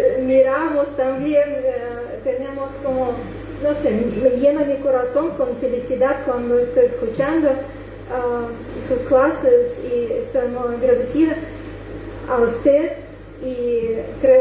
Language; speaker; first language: Spanish; non-native, fluent; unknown